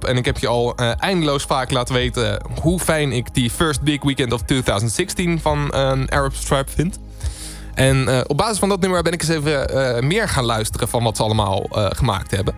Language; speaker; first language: Dutch; native; Dutch